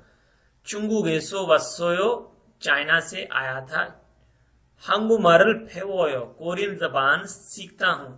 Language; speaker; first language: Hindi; non-native, local second language; Punjabi